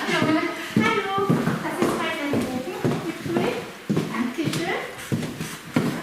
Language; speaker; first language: German; non-native, learner; Korean